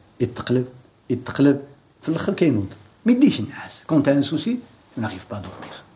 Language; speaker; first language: French; non-native, local second language; Arabic